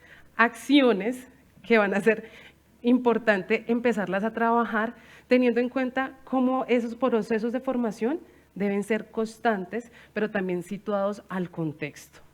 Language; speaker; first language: Spanish; native; Spanish